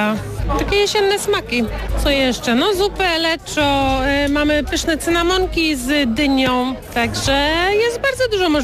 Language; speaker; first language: Polish; native; Polish